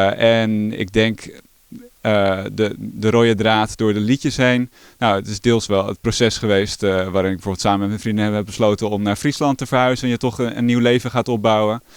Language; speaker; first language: Dutch; native; Dutch